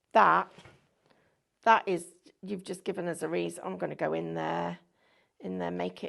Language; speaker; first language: English; native; English